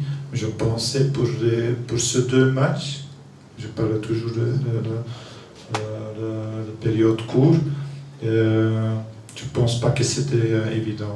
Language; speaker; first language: French; non-native, learner; Dutch